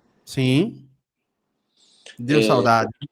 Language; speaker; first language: Portuguese; native; Portuguese